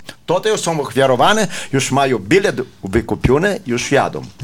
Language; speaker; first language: Polish; early bilingual, heritage; Polish